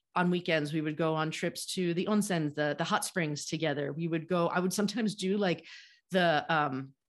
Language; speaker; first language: English; native; English